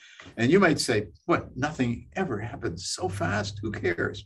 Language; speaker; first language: English; native; English